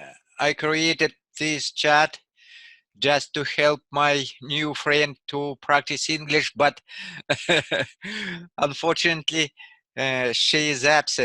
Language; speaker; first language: English; non-native, learner; Russian